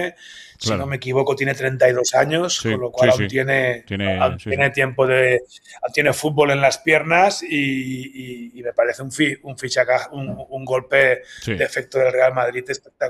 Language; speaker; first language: Spanish; native; Spanish